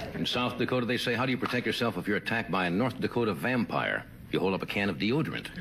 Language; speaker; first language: English; native; English